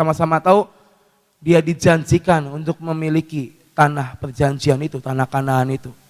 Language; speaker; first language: Indonesian; native; Indonesian